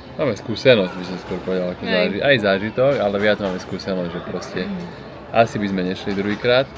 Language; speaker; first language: Slovak; native; Slovak